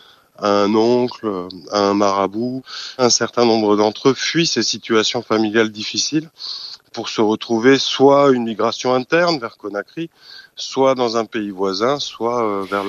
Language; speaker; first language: French; native; French